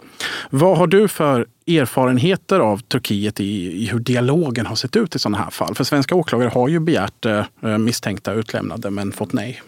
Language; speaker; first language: Swedish; native; Swedish